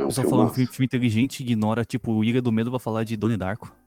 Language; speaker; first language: Portuguese; native; Portuguese